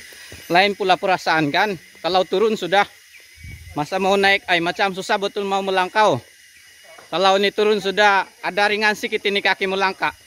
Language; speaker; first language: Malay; non-native, local second language; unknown